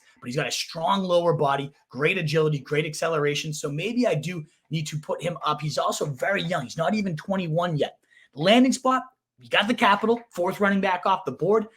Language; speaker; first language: English; native; English